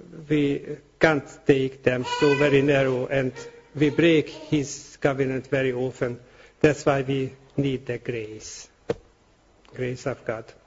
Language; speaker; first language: English; non-native, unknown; Hungarian